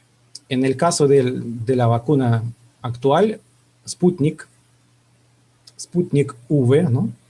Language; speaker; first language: Spanish; non-native, fluent; Russian